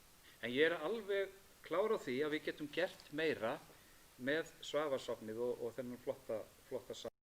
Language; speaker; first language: Icelandic; native; Icelandic